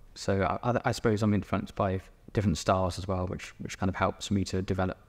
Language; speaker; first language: English; native; English